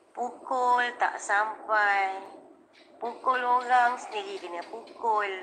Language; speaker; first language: Malay; native; Malay